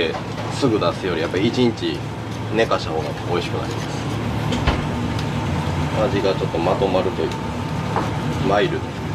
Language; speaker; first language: Japanese; native; Japanese